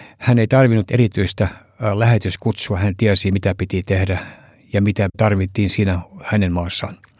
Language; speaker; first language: Finnish; early bilingual, heritage; Finnish